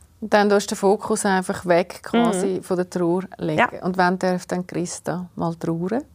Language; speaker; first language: German; native; German